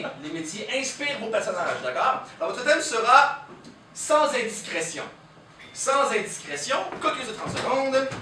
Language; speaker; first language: French; native; French